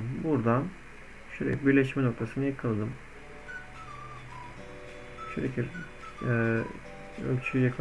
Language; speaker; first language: Turkish; native; Turkish